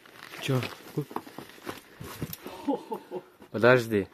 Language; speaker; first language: Russian; native; Russian